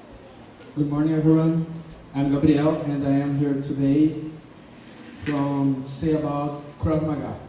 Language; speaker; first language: English; non-native, learner; Portuguese